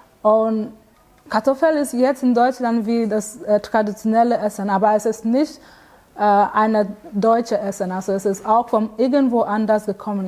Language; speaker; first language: German; non-native, learner; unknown